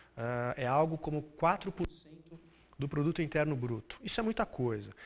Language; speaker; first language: Portuguese; native; Portuguese